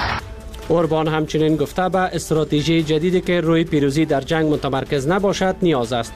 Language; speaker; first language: Persian; native; Persian